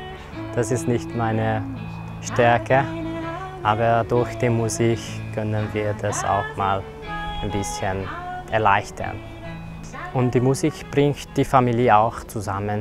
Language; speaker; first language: German; non-native, fluent; Hungarian